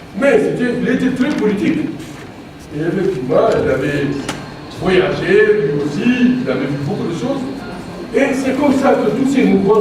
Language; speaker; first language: French; non-native, local second language; Wolof